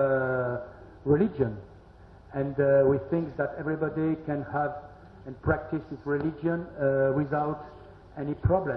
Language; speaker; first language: English; non-native, learner; French